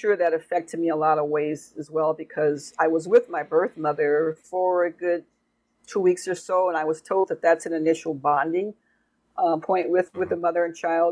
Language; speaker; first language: English; native; English